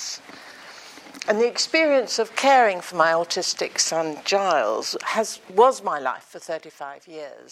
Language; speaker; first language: English; native; English